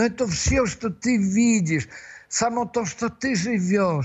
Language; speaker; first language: Russian; non-native, fluent; Polish